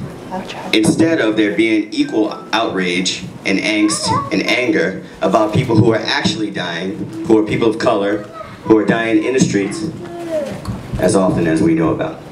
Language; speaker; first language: English; native; English